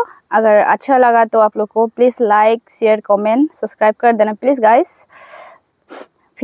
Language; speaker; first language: Hindi; non-native, local second language; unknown